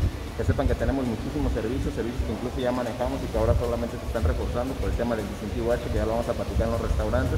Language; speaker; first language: Spanish; native; Spanish